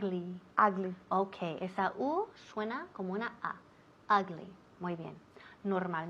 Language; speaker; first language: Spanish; non-native, fluent; English